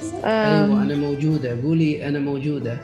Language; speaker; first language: Arabic; non-native, fluent; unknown